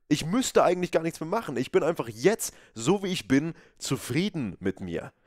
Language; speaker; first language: German; native; German